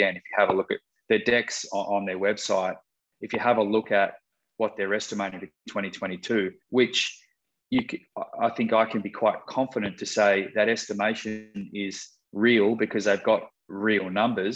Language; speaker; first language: English; native; English